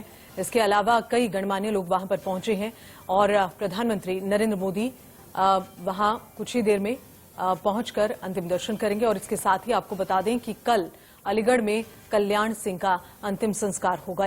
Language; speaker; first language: Hindi; native; Hindi